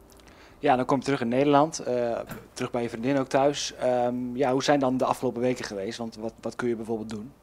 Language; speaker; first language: Dutch; native; Dutch